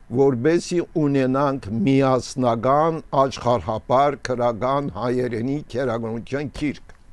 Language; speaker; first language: Armenian; early bilingual, heritage; Armenian